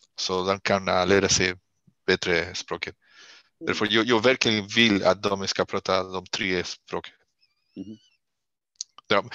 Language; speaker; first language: Swedish; non-native, learner; Spanish